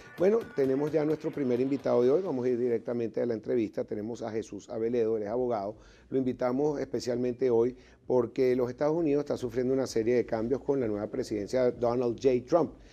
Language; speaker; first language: Spanish; native; Spanish